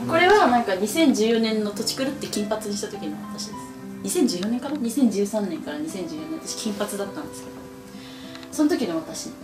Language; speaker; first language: Japanese; native; Japanese